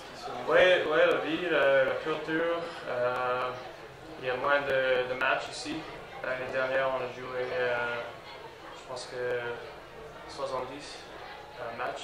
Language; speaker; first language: French; non-native, learner; English